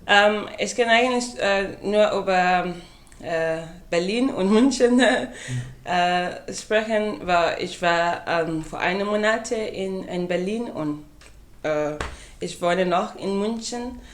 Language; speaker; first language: German; non-native, fluent; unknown